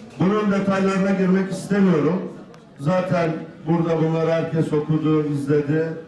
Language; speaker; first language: Turkish; native; Turkish